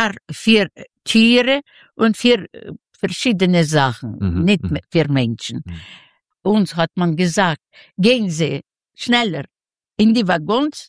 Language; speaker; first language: German; non-native, fluent; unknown